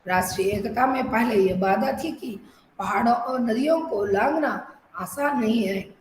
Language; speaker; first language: Hindi; non-native, local second language; Telugu